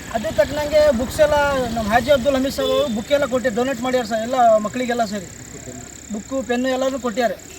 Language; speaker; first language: Kannada; non-native, local second language; Urdu